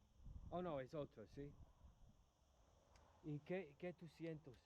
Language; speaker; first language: Spanish; non-native, learner; English